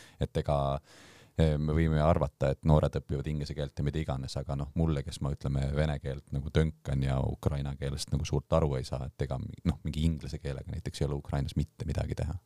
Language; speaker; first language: Estonian; native; Estonian